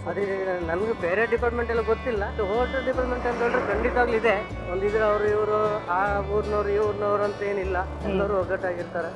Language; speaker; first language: Kannada; native; Kannada